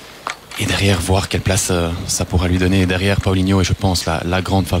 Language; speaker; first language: French; native; French